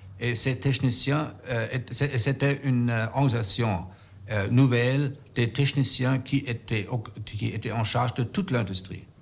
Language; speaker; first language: French; non-native, fluent; German